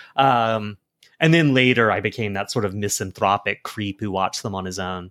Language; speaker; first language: English; native; English